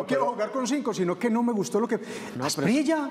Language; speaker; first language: Spanish; native; Spanish